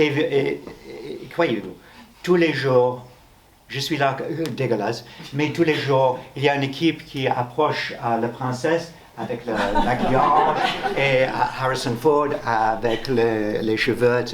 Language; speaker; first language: French; non-native, learner; English